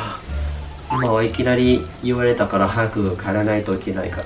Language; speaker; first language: Japanese; non-native, fluent; Vietnamese